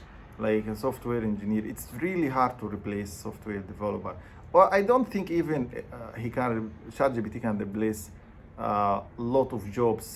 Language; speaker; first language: English; non-native, fluent; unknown